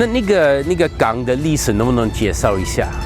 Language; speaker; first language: Chinese; non-native, fluent; English